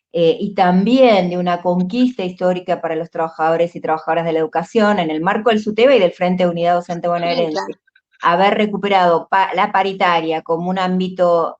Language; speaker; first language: Spanish; native; Spanish